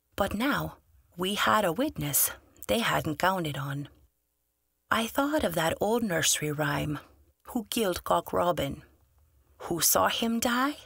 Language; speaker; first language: English; native; English